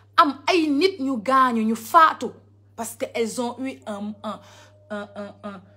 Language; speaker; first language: French; non-native, local second language; Wolof